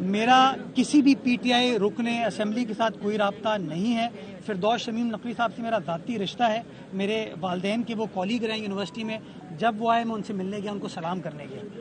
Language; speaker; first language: Urdu; native; Urdu